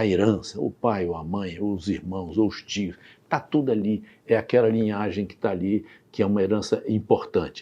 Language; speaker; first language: Portuguese; native; Portuguese